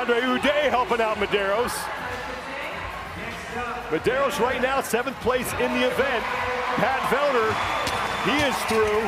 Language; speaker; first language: English; native; English